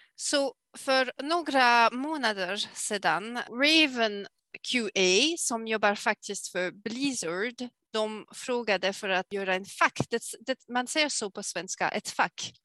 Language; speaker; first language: Swedish; non-native, fluent; French